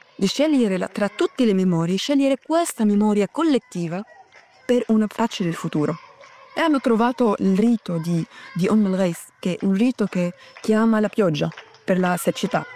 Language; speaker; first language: Italian; non-native, fluent; Arabic